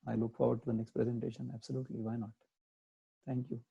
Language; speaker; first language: English; non-native, local second language; Marathi